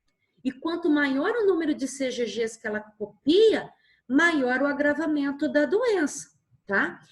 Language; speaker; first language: Portuguese; native; Portuguese